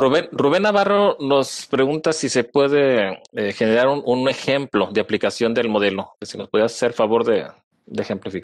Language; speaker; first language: Spanish; native; Spanish